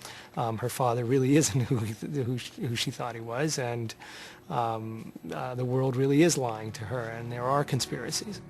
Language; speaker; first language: English; native; English